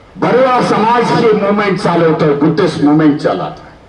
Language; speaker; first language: Hindi; non-native, local second language; Marathi